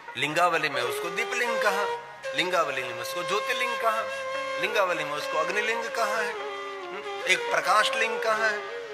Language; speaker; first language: Hindi; non-native, local second language; Gujarati